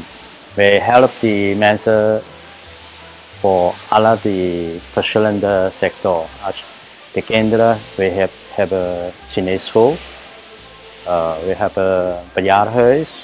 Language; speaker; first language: Dutch; non-native, learner; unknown